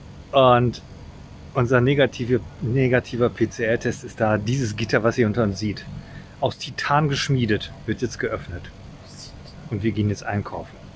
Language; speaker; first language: German; native; German